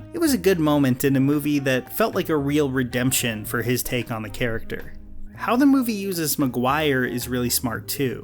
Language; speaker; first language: English; native; English